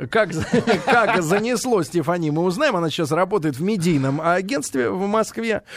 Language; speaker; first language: Russian; native; Russian